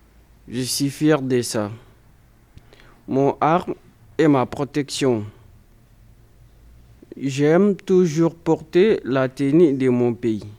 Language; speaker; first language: French; non-native, learner; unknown